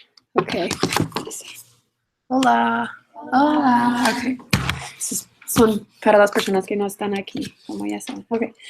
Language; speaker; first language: Spanish; non-native, fluent; English